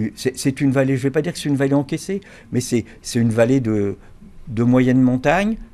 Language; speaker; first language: French; native; French